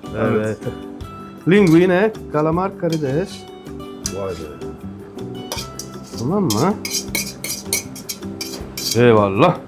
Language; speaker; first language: Turkish; non-native, learner; French